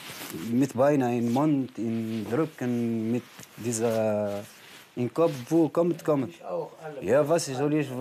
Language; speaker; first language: German; non-native, learner; Arabic